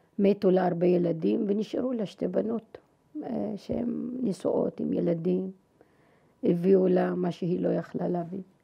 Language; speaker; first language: Hebrew; non-native, fluent; Arabic